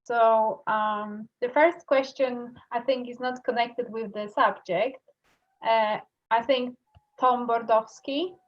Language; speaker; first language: English; non-native, fluent; Polish